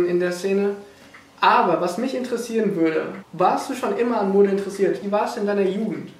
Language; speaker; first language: German; native; German